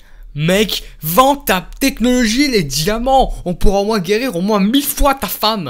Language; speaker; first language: French; native; French